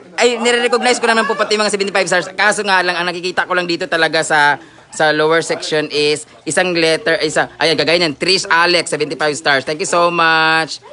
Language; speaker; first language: Filipino; non-native, local second language; Cebuano